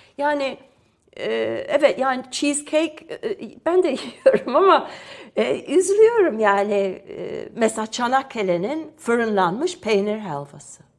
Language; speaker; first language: Turkish; non-native, fluent; English